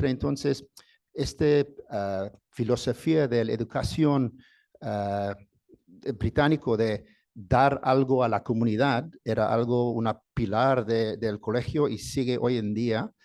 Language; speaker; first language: Spanish; non-native, fluent; English